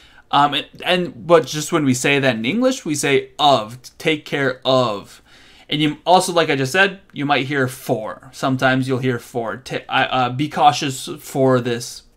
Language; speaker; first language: English; native; English